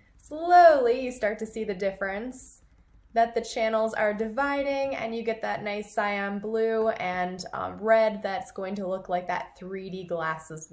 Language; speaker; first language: English; native; English